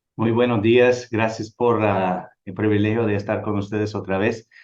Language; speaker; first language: Spanish; non-native, fluent; English